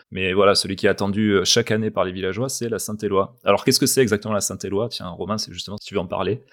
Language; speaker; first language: French; native; French